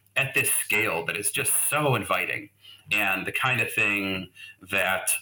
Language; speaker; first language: English; native; English